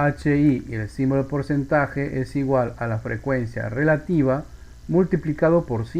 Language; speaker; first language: Spanish; native; Spanish